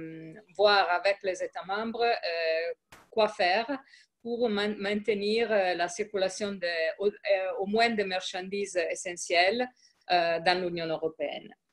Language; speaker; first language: French; non-native, fluent; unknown